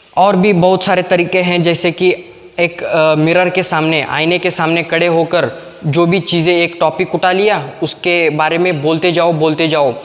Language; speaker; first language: Hindi; non-native, local second language; Kannada